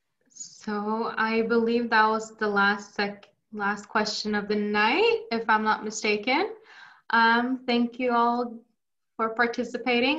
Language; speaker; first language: English; non-native, fluent; Norwegian